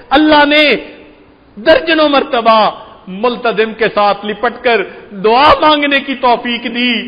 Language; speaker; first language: Urdu; non-native, local second language; Punjabi